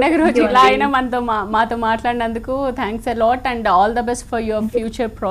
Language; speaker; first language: Telugu; native; Telugu